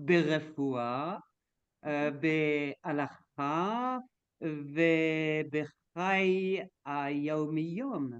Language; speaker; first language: Hebrew; non-native, learner; French